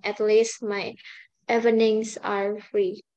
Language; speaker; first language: English; non-native, learner; Indonesian